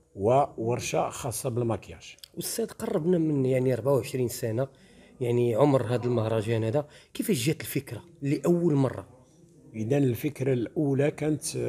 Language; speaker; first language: Arabic; native; Arabic